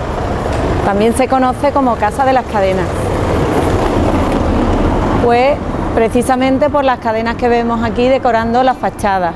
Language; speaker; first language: Spanish; native; Spanish